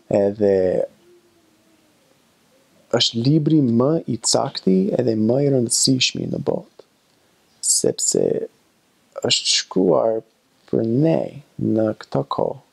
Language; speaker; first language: Albanian; non-native, learner; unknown